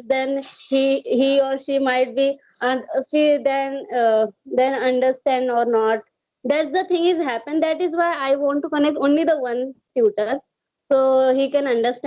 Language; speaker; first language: English; non-native, learner; Hindi